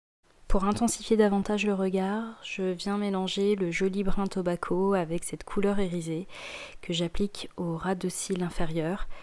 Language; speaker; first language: French; native; French